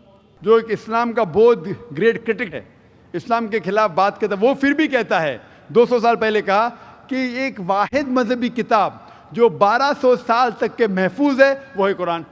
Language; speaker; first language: Hindi; native; Hindi